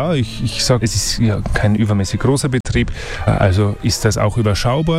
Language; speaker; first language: German; native; German